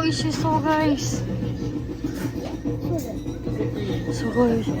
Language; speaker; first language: Japanese; non-native, learner; Filipino